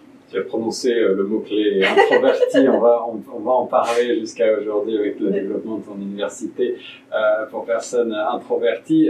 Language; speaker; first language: French; native; French